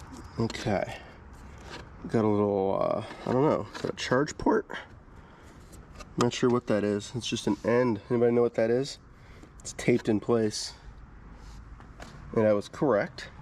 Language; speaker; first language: English; native; English